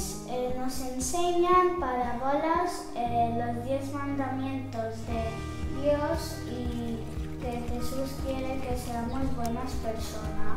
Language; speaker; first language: Spanish; early bilingual, other home language; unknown